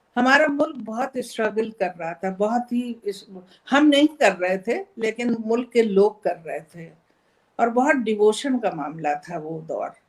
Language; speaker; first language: Hindi; native; Hindi